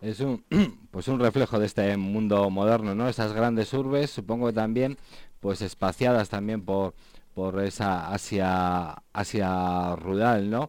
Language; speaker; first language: Spanish; native; Spanish